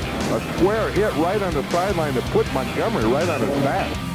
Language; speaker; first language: English; native; English